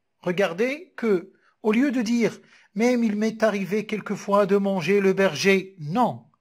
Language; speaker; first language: French; non-native, local second language; Arabic